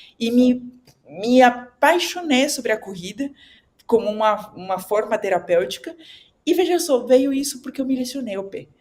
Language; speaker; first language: Portuguese; non-native, fluent; Spanish